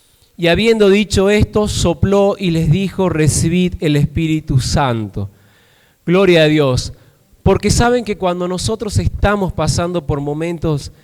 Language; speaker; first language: Spanish; native; Spanish